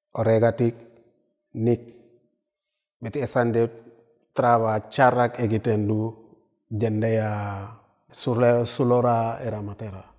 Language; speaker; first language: Basque; non-native, learner; Wolof